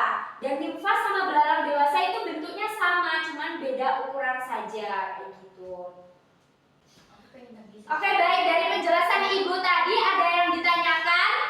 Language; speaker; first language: Indonesian; native; Indonesian